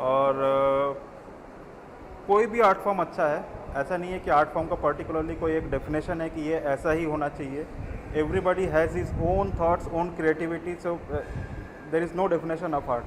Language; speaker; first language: Hindi; native; Hindi